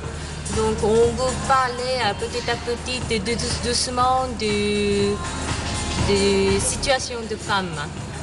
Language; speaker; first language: French; non-native, learner; Korean